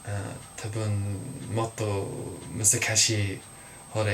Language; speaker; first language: Japanese; non-native, learner; English